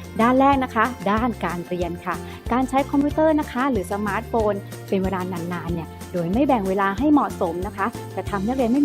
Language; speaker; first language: Thai; native; Thai